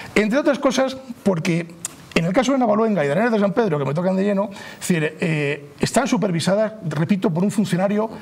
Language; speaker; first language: Spanish; native; Spanish